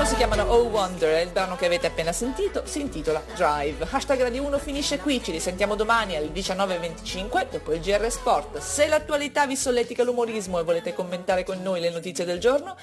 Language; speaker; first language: Italian; native; Italian